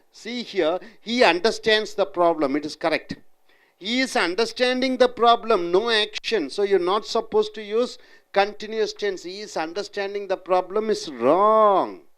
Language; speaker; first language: English; non-native, local second language; Tamil